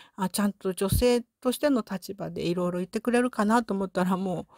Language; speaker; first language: Japanese; native; Japanese